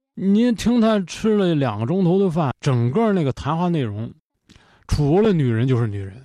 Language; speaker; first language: Chinese; native; Chinese